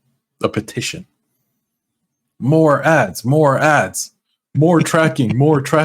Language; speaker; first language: English; native; English